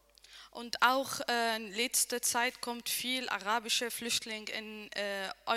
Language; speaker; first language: German; non-native, learner; Arabic